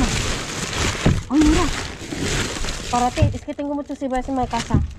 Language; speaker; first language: Spanish; non-native, learner; Filipino